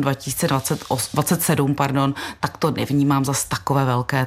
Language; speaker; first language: Czech; native; Czech